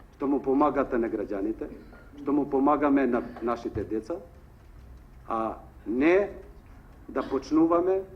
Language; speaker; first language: Macedonian; non-native, local second language; Albanian